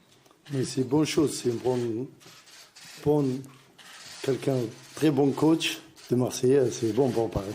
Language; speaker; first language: French; non-native, learner; Arabic